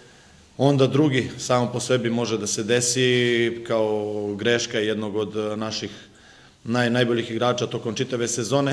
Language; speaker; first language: Serbian; native; Serbian